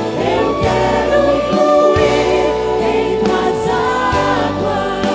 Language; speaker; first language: Portuguese; native; Portuguese